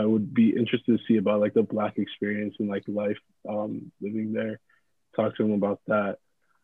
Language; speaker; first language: English; non-native, local second language; Yoruba